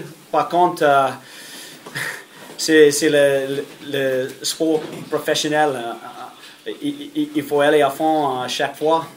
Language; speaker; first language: French; non-native, fluent; English